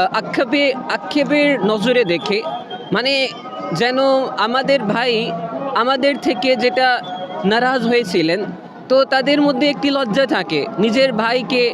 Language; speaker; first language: Bangla; non-native, fluent; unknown